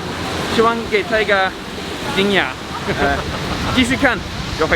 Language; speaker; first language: Chinese; non-native, learner; English